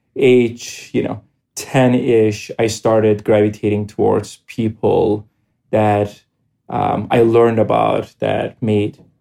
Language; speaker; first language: English; non-native, fluent; Greek